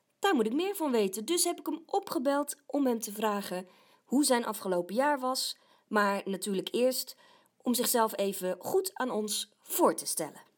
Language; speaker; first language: Dutch; native; Dutch